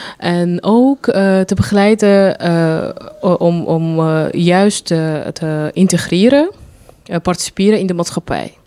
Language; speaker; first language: Dutch; non-native, learner; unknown